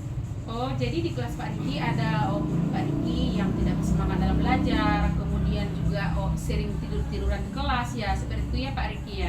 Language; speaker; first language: Indonesian; native; Indonesian